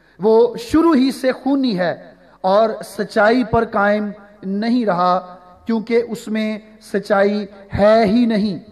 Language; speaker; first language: Urdu; non-native, local second language; Punjabi